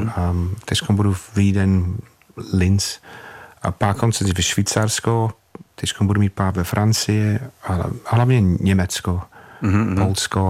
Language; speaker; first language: Czech; non-native, fluent; English